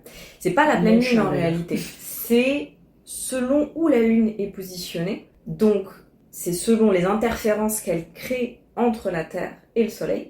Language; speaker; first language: French; native; French